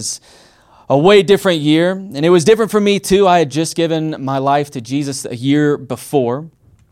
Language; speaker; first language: English; native; English